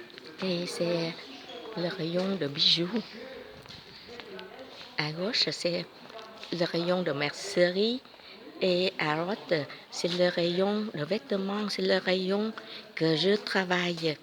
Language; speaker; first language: French; non-native, learner; Vietnamese